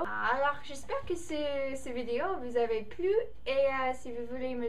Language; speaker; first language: French; non-native, learner; English